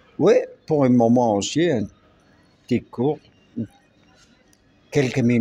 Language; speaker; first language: French; non-native, local second language; Armenian